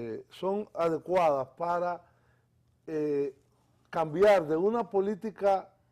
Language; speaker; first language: Spanish; native; Spanish